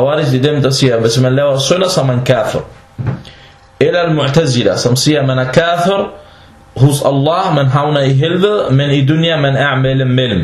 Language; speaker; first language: Danish; non-native, fluent; Arabic